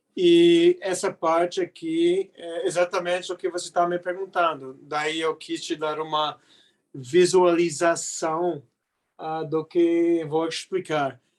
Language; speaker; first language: Portuguese; non-native, fluent; English